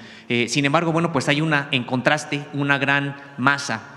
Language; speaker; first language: Spanish; native; Spanish